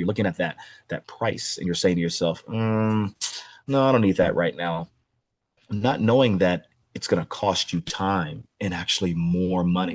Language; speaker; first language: English; native; English